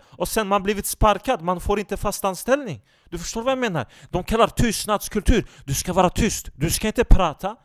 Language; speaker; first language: Swedish; non-native, fluent; Turkish